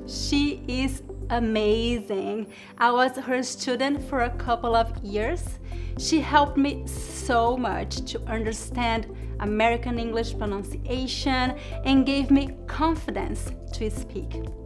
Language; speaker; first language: English; non-native, fluent; Portuguese